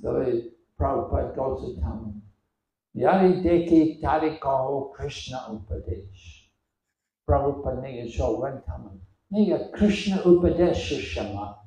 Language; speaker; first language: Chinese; non-native, fluent; English